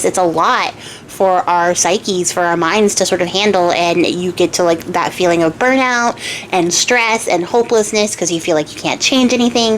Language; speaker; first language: English; native; English